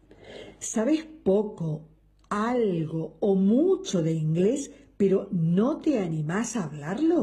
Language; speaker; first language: Spanish; native; Spanish